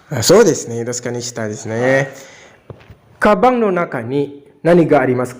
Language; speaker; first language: Japanese; non-native, learner; Indonesian